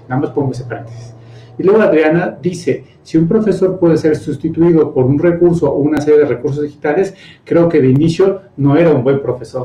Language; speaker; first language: Spanish; native; Spanish